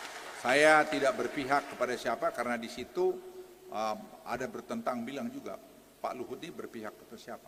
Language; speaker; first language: Indonesian; native; Indonesian